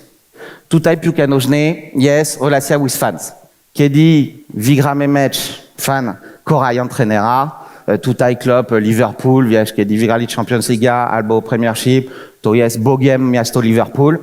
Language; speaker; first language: Polish; non-native, fluent; French